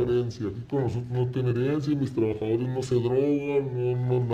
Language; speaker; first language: Spanish; native; Spanish